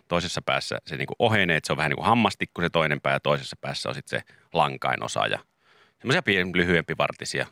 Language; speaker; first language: Finnish; native; Finnish